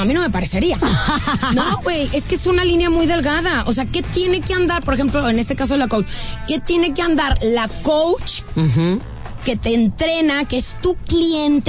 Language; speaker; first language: Spanish; native; Spanish